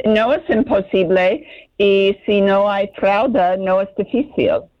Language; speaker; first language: Spanish; non-native, fluent; English